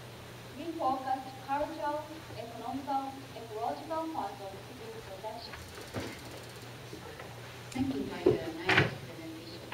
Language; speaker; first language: English; non-native, fluent; Japanese